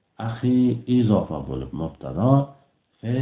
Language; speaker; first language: Arabic; non-native, fluent; Uzbek